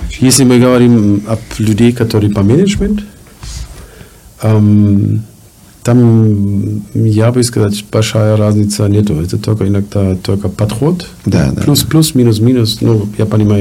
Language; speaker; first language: Russian; non-native, learner; German